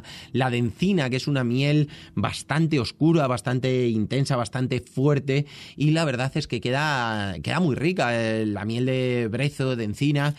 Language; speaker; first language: Spanish; native; Spanish